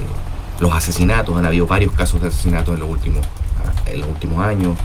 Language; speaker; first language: Spanish; native; Spanish